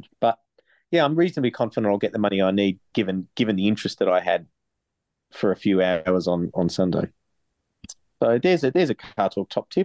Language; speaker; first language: English; native; English